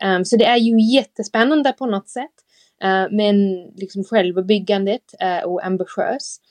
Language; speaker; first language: Swedish; non-native, fluent; English